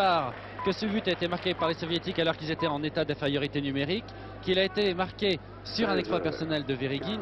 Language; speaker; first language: French; native; French